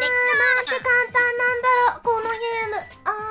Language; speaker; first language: Japanese; native; Japanese